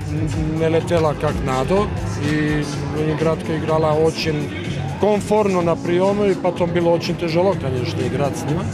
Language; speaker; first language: Russian; non-native, fluent; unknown